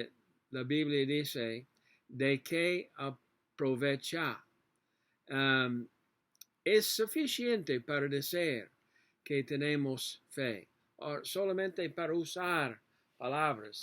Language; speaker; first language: Spanish; non-native, learner; English